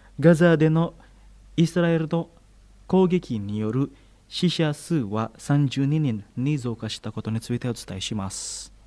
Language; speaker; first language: Japanese; non-native, fluent; Indonesian